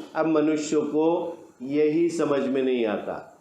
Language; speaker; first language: Hindi; non-native, local second language; Marathi